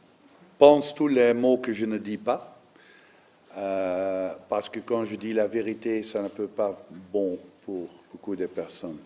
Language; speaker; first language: French; non-native, fluent; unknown